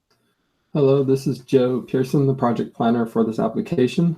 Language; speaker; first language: English; native; English